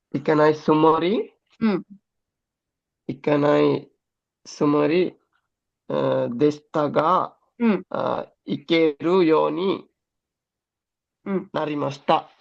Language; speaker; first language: Japanese; non-native, learner; Sinhala